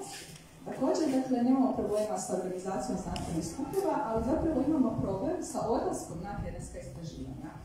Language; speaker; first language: Croatian; native; Croatian